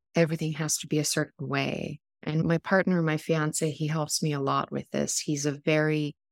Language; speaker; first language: English; non-native, fluent; German